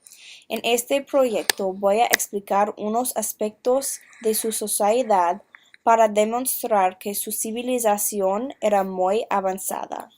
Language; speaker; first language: Spanish; non-native, learner; English